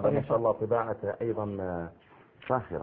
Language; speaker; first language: Arabic; native; Arabic